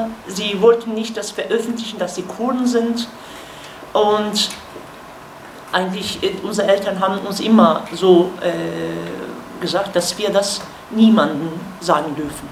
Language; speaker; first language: German; non-native, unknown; Kurdish